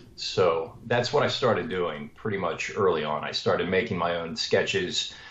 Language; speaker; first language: English; native; English